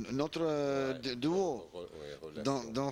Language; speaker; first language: French; non-native, learner; English